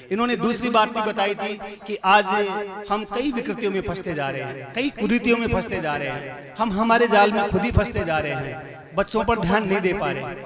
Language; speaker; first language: Hindi; native; Hindi